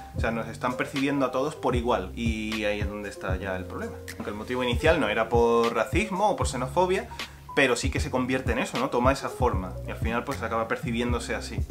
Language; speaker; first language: Spanish; native; Spanish